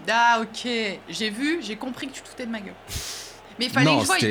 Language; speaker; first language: French; native; French